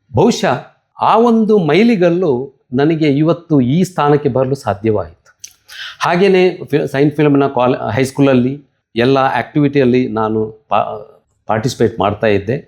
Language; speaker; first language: Kannada; non-native, local second language; Tulu